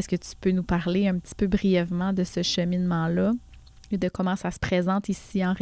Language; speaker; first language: French; native; French